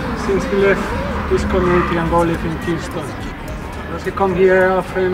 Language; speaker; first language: English; non-native, learner; Spanish